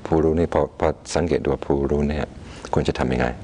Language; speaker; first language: Thai; non-native, fluent; English